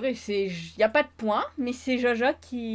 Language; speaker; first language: French; native; French